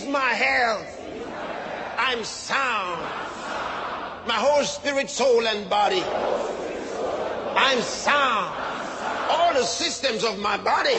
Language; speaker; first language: English; non-native, local second language; Yoruba